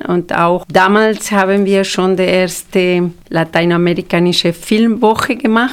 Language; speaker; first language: German; non-native, fluent; Spanish